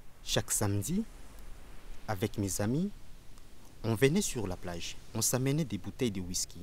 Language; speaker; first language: French; non-native, local second language; Lingala